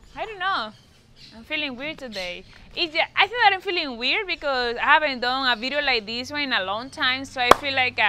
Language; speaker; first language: English; non-native, fluent; Spanish